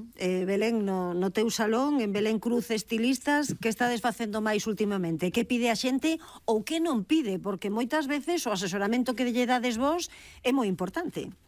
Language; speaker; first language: Galician; native; Galician